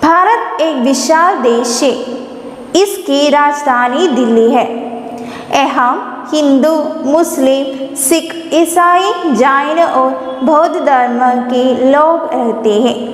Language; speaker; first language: Hindi; non-native, local second language; Malayalam